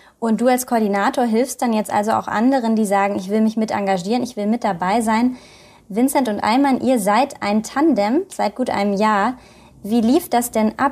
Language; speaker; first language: German; native; German